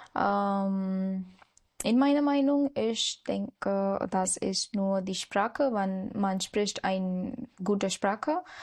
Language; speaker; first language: German; non-native, learner; Marathi